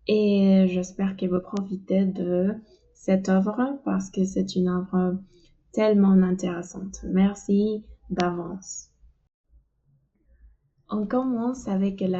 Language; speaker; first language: French; non-native, fluent; Spanish